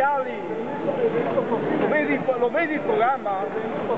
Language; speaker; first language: Italian; non-native, fluent; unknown